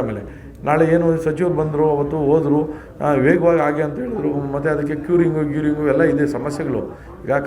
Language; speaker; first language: Kannada; native; Kannada